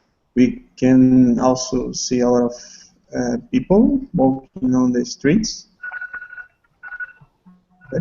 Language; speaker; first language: English; non-native, learner; Portuguese